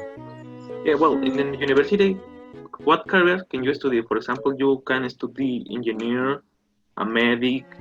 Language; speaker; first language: English; non-native, learner; Spanish